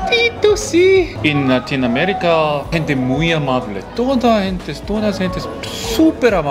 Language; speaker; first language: Spanish; non-native, learner; Korean